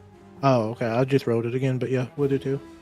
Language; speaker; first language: English; native; English